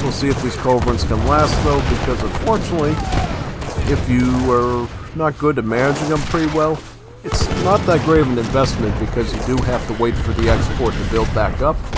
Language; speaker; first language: English; native; English